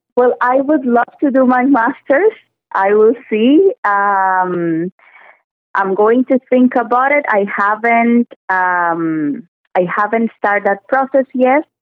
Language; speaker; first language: English; non-native, fluent; Spanish